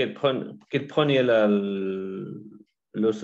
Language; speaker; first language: French; non-native, learner; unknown